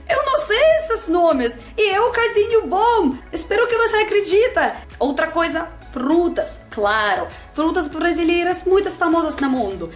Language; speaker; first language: Portuguese; non-native, learner; Russian